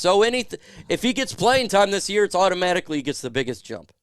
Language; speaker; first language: English; native; English